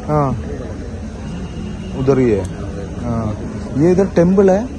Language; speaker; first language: Hindi; non-native, local second language; Malayalam